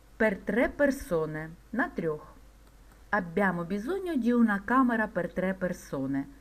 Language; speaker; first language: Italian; non-native, fluent; Ukrainian